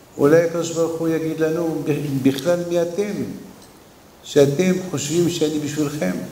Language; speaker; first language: Hebrew; non-native, fluent; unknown